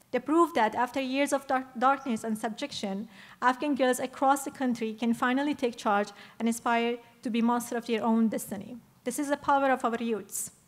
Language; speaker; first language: English; non-native, fluent; Persian